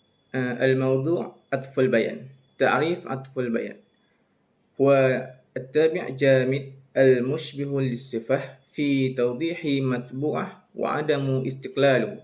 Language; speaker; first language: Arabic; non-native, learner; Malay